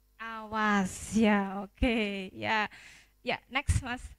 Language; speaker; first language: English; non-native, fluent; Indonesian